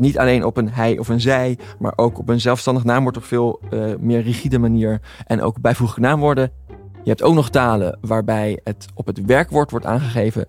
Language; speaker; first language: Dutch; native; Dutch